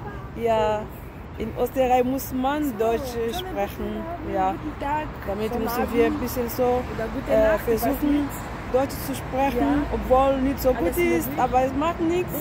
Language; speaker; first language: German; non-native, learner; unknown